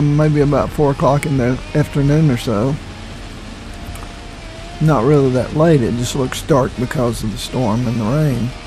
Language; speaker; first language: English; native; English